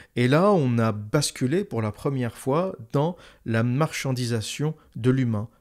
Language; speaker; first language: French; native; French